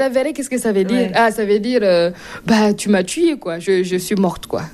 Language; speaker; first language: French; non-native, local second language; Mossi